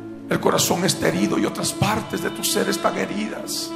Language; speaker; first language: Spanish; native; Spanish